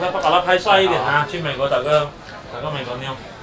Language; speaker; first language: Chinese; native; Chinese